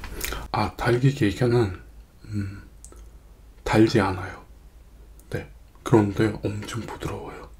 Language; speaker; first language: Korean; non-native, fluent; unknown